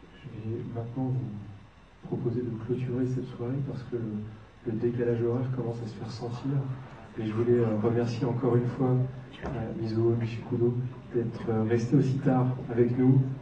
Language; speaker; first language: French; native; French